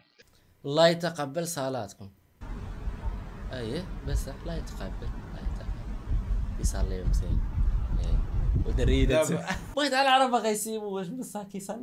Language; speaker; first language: Arabic; native; Arabic